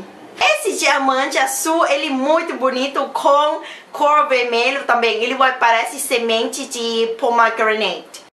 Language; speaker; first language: Portuguese; non-native, learner; Thai